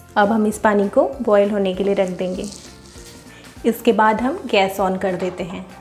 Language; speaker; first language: Hindi; native; Hindi